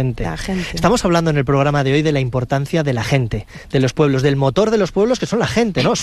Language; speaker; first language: Spanish; native; Spanish